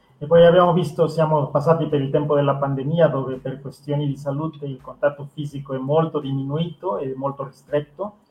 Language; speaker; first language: Italian; non-native, fluent; Spanish